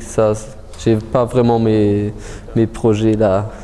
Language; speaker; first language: French; early bilingual, heritage; German